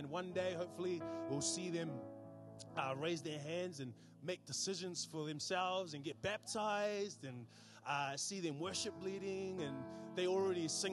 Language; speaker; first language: English; native; English